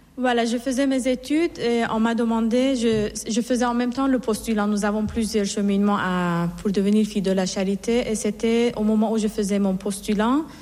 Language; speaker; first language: French; non-native, fluent; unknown